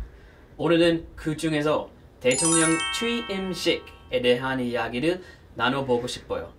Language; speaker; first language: Korean; non-native, fluent; English